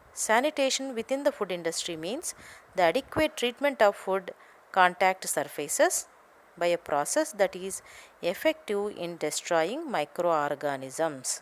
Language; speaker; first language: English; non-native, local second language; Telugu